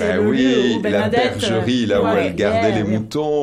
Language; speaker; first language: French; native; French